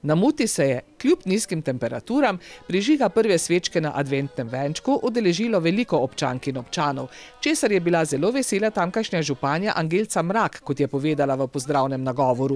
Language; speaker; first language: Slovenian; native; Slovenian